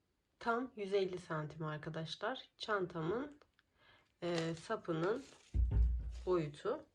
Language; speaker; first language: Turkish; native; Turkish